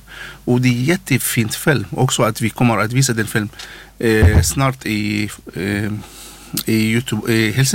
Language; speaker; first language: Swedish; non-native, learner; Arabic